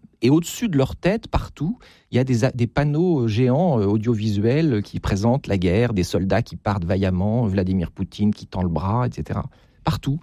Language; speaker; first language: French; native; French